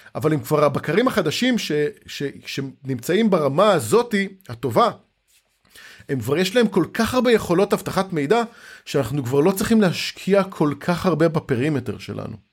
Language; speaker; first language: Hebrew; native; Hebrew